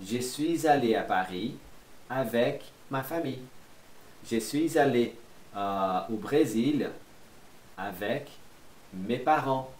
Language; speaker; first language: French; non-native, fluent; Portuguese